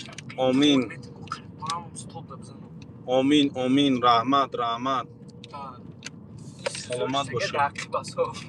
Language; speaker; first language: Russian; non-native, learner; Tajik